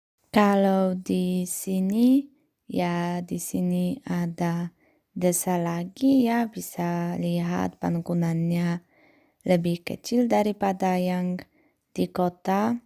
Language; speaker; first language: Indonesian; non-native, fluent; Polish